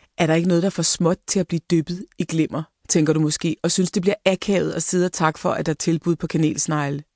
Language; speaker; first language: Danish; native; Danish